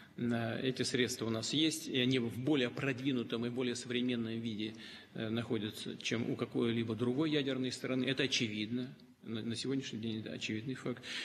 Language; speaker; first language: Russian; native; Russian